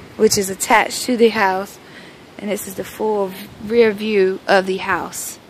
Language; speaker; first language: English; native; English